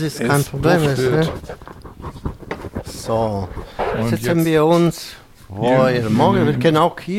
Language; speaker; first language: German; non-native, fluent; Italian